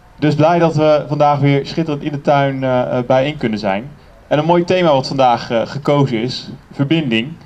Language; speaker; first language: Dutch; native; Dutch